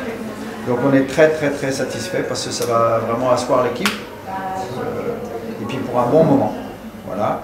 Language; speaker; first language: French; native; French